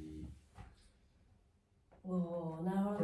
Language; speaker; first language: Japanese; native; Japanese